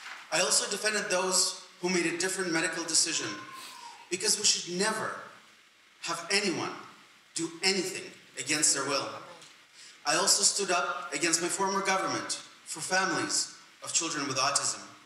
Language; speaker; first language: English; non-native, fluent; Russian